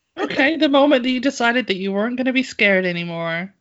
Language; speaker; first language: English; native; English